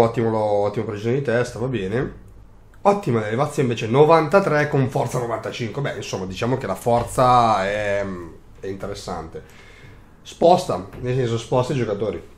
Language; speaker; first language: Italian; native; Italian